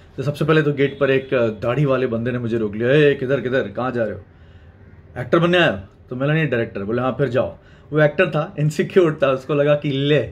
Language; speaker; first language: Hindi; native; Hindi